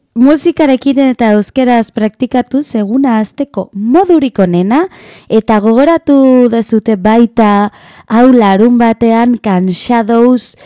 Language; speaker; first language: Basque; non-native, learner; Spanish